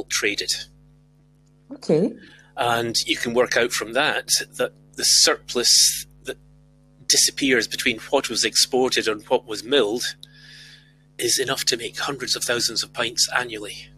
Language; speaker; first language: English; native; English